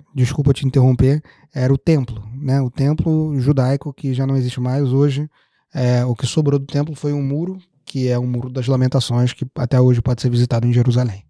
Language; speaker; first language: Portuguese; native; Portuguese